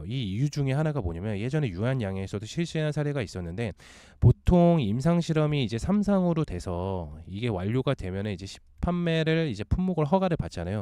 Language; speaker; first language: Korean; native; Korean